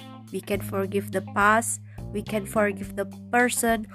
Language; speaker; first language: English; non-native, fluent; Indonesian